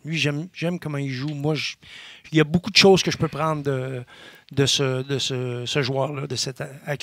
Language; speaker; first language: French; native; French